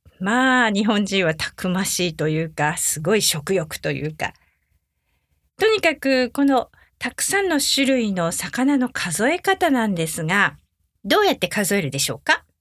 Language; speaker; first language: Japanese; native; Japanese